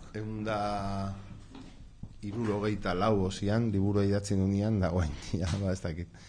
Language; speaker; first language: Basque; non-native, local second language; Spanish